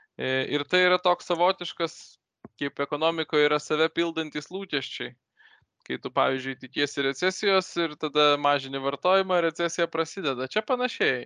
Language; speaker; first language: Lithuanian; native; Lithuanian